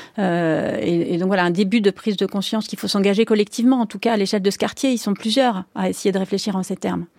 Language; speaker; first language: French; native; French